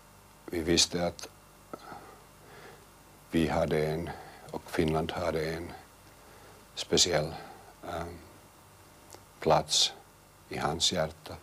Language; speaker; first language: Swedish; non-native, local second language; Finnish